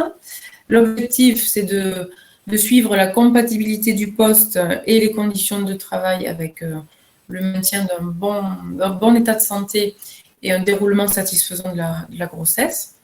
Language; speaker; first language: French; native; French